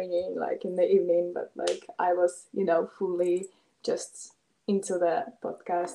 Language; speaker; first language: English; non-native, fluent; Russian